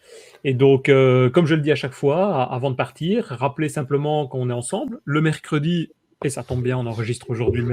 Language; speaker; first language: French; native; French